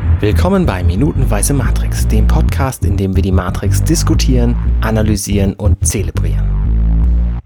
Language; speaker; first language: German; native; German